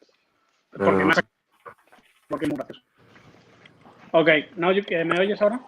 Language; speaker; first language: Spanish; native; Spanish